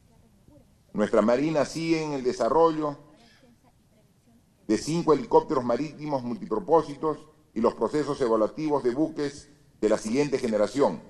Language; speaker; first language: Spanish; native; Spanish